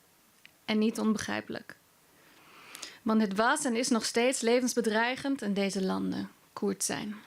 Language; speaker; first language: Dutch; early bilingual, other home language; Kurdish